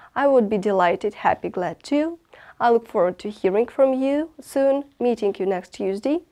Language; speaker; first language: English; non-native, fluent; Russian